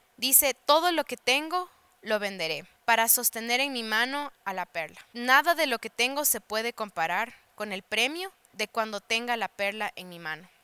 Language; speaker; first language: Spanish; early bilingual, heritage; Spanish